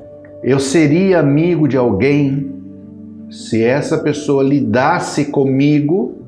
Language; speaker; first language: Portuguese; native; Portuguese